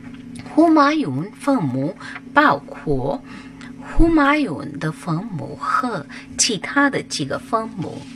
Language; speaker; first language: Chinese; non-native, fluent; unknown